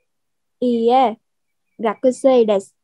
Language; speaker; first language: Japanese; non-native, learner; Vietnamese